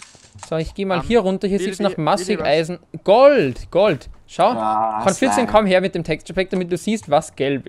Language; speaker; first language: German; native; German